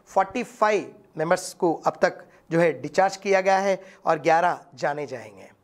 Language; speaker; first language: Hindi; non-native, local second language; Urdu